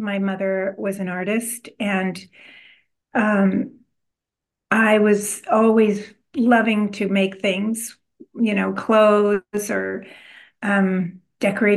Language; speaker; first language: English; native; English